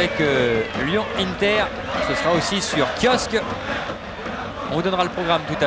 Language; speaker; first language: French; native; French